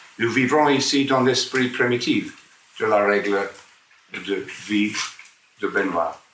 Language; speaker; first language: French; non-native, fluent; English